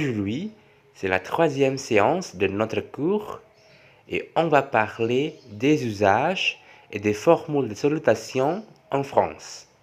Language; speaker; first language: French; non-native, fluent; Javanese